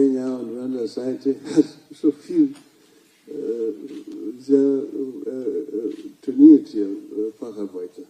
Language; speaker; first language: German; non-native, fluent; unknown